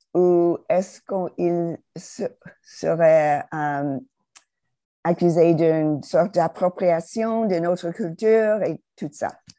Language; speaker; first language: French; non-native, fluent; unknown